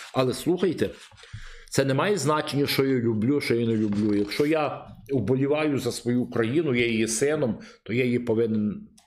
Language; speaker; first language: Ukrainian; native; Ukrainian